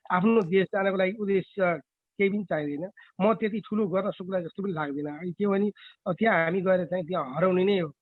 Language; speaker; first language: Nepali; native; Nepali